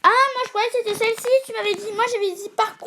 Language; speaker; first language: French; native; French